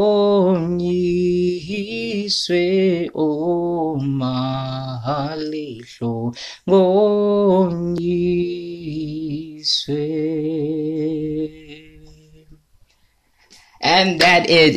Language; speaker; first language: English; non-native, local second language; Swati